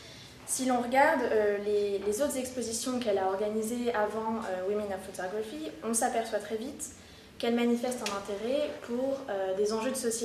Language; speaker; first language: French; native; French